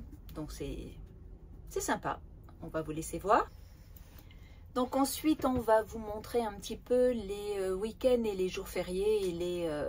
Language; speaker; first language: French; native; French